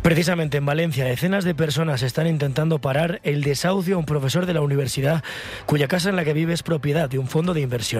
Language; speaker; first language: Spanish; native; Spanish